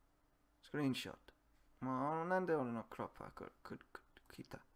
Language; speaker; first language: Japanese; non-native, learner; English